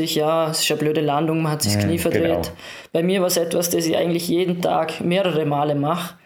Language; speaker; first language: German; native; German